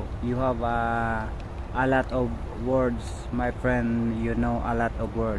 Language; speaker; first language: English; non-native, learner; Filipino